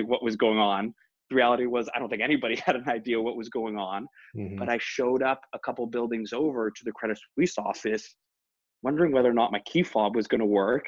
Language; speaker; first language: English; native; English